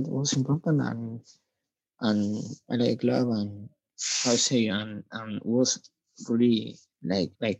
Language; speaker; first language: English; non-native, learner; Spanish